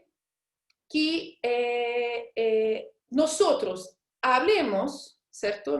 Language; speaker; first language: Spanish; non-native, fluent; Portuguese